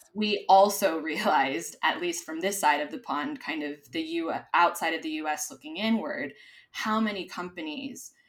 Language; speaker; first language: English; native; English